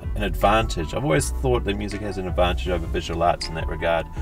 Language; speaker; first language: English; native; English